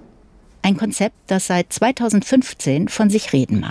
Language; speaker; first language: German; native; German